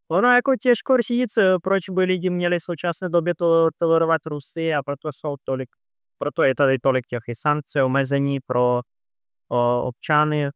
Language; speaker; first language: Czech; non-native, fluent; Russian